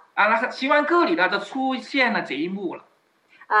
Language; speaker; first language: Chinese; native; Chinese